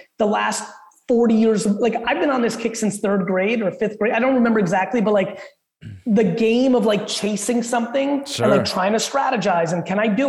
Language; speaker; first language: English; early bilingual, other home language; Russian